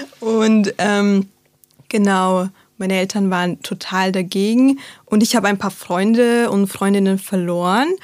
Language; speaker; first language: German; early bilingual, other home language; Turkish